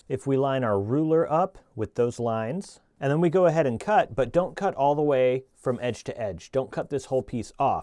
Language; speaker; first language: English; native; English